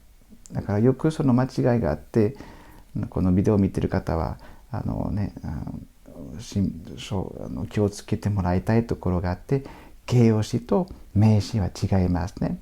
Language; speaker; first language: Japanese; non-native, fluent; French